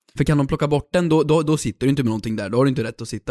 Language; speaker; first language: Swedish; native; Swedish